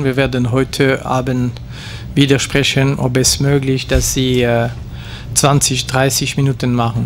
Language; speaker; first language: German; non-native, local second language; French